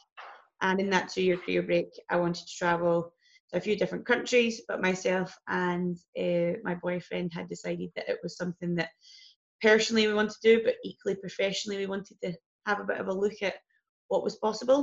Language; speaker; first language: English; native; English